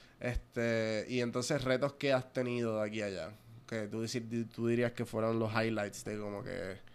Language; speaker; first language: Spanish; early bilingual, heritage; Spanish